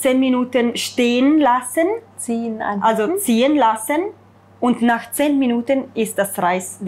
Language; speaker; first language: German; non-native, fluent; Italian